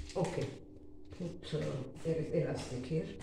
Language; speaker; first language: English; non-native, learner; Arabic